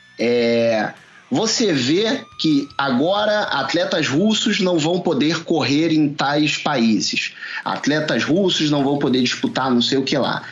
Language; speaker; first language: Portuguese; native; Portuguese